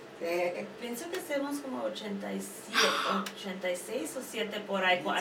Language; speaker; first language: Spanish; early bilingual, heritage; Spanish